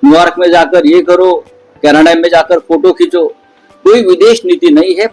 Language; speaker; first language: Hindi; non-native, local second language; Marathi